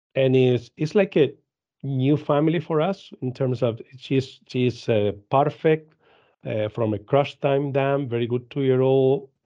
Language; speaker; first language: English; non-native, fluent; Spanish